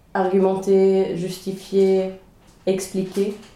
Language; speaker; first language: French; early bilingual, other home language; Swedish